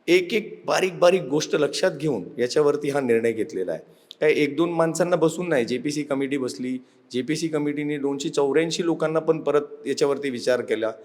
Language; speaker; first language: Marathi; non-native, local second language; Urdu